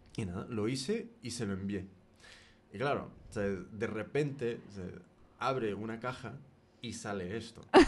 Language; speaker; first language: Spanish; early bilingual, heritage; Spanish